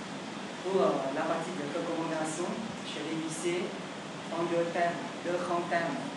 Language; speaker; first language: French; non-native, learner; Vietnamese